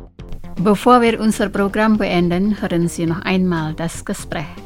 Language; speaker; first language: German; non-native, fluent; Indonesian